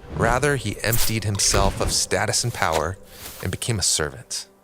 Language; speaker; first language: English; native; English